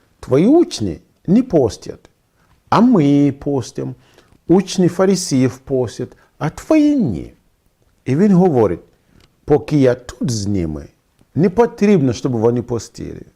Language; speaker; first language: Ukrainian; non-native, fluent; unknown